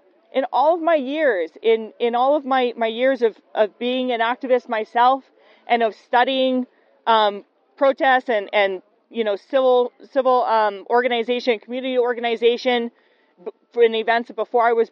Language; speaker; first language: English; native; English